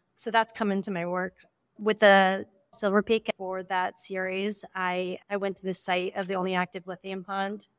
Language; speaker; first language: English; native; English